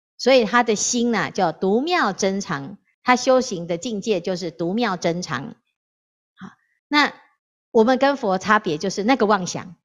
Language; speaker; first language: Chinese; native; Chinese